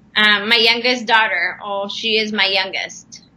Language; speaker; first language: Spanish; non-native, fluent; English